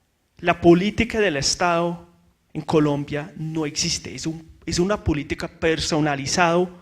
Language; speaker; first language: Spanish; non-native, fluent; English